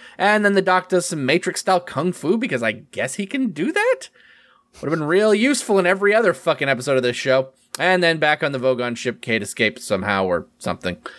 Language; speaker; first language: English; native; English